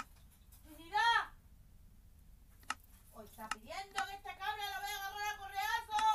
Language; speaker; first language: Spanish; native; Spanish